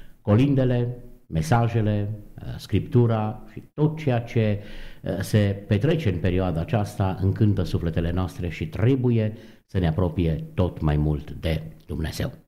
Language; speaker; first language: Romanian; native; Romanian